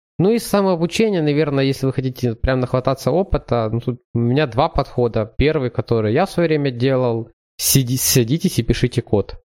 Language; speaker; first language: Russian; native; Russian